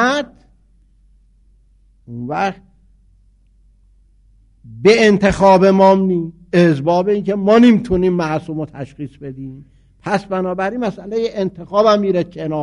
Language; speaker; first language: Persian; native; Persian